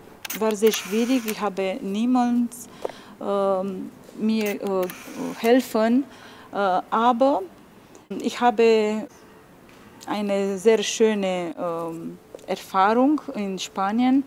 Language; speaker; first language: German; non-native, learner; Romanian